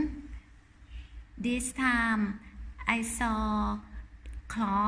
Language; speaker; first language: English; non-native, learner; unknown